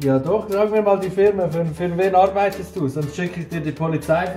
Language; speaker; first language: German; native; German